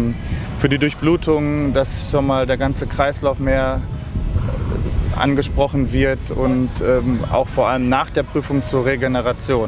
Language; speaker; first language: German; native; German